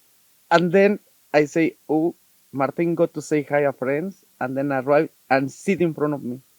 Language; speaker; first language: English; non-native, learner; Spanish